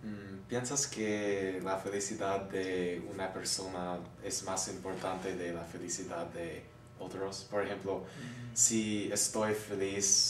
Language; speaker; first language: Spanish; non-native, learner; English